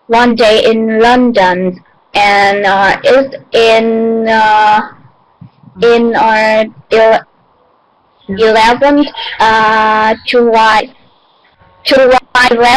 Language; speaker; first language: English; non-native, learner; Vietnamese